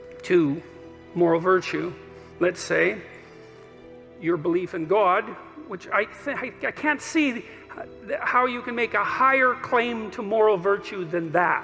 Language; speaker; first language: English; native; English